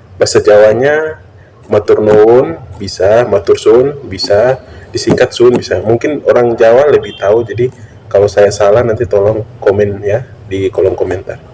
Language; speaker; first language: Indonesian; non-native, local second language; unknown